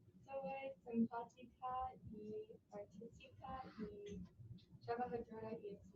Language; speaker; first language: Spanish; non-native, learner; English